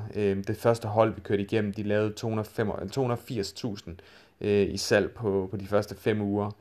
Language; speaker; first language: Danish; native; Danish